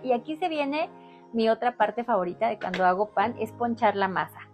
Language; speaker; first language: Spanish; native; Spanish